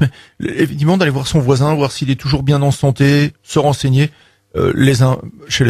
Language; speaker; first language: French; native; French